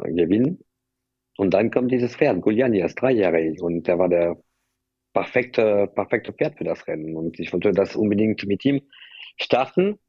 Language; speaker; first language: German; non-native, fluent; French